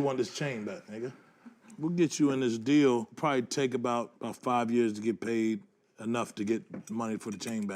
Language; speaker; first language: English; native; English